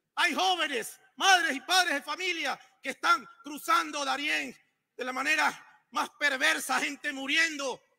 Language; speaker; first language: Spanish; native; Spanish